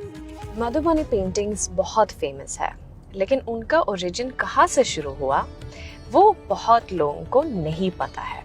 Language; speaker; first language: Hindi; native; Hindi